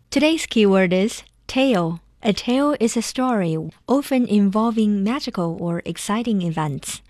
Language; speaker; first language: English; non-native, fluent; Chinese